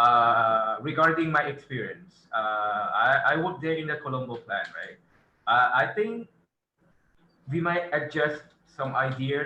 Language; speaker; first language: English; non-native, fluent; Thai